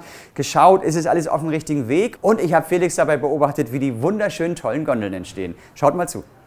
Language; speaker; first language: German; native; German